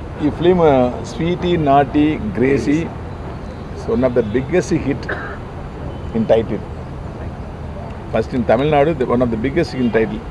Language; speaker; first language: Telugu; non-native, learner; Tamil